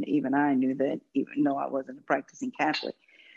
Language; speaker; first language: English; native; English